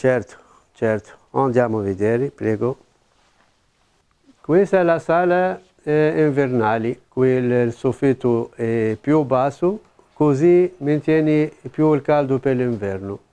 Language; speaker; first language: Italian; non-native, local second language; Arabic